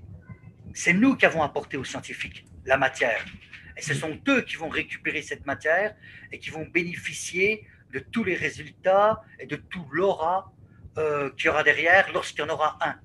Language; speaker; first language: French; native; French